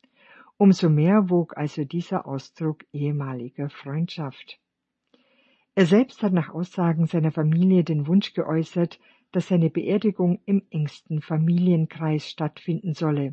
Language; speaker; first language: German; native; German